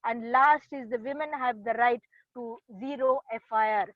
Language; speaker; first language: English; non-native, local second language; Marathi